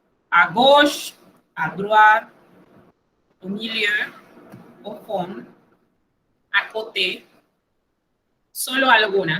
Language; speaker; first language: French; non-native, fluent; Spanish